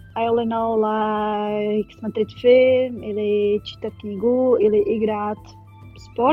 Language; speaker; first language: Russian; non-native, learner; Czech